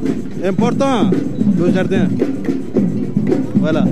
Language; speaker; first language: French; non-native, learner; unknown